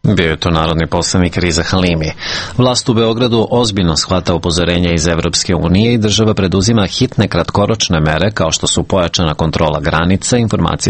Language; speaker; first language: Serbian; native; Serbian